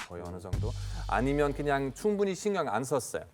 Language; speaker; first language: Korean; non-native, fluent; German